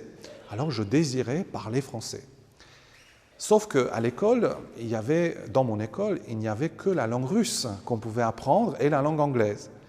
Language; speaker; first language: French; non-native, fluent; Romanian